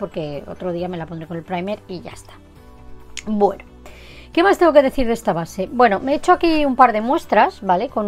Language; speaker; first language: Spanish; native; Spanish